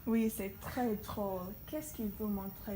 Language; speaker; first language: French; non-native, learner; Spanish